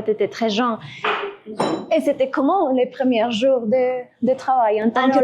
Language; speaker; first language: French; non-native, fluent; Spanish